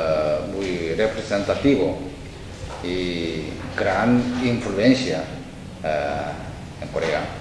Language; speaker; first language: Spanish; non-native, fluent; Korean